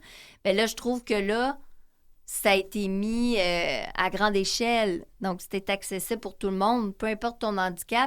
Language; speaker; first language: French; native; French